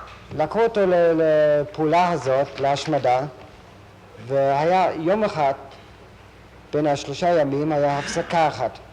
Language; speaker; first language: Hebrew; non-native, fluent; German